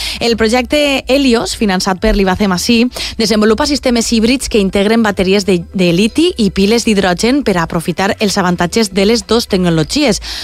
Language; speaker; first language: Catalan; native; Catalan